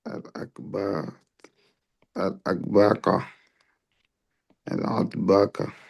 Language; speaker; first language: Arabic; non-native, learner; French